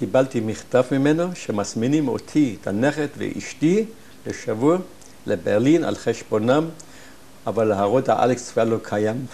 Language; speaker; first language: Hebrew; non-native, fluent; German